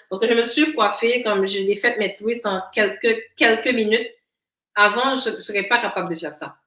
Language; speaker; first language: French; non-native, local second language; Haitian Creole